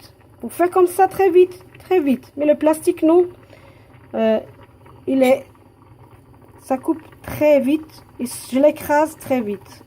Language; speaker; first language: French; non-native, local second language; Arabic